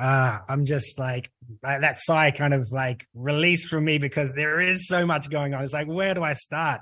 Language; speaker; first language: English; native; English